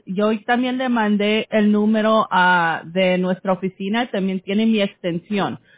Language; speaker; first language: Spanish; early bilingual, heritage; Spanish